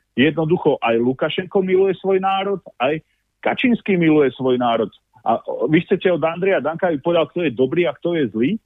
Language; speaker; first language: Slovak; native; Slovak